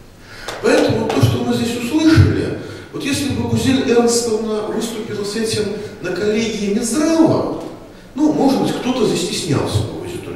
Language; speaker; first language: Russian; native; Russian